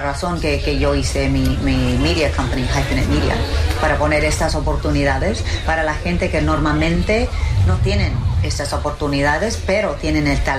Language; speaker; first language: Spanish; early bilingual, heritage; English